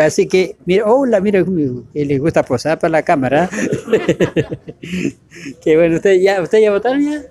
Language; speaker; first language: Spanish; native; Spanish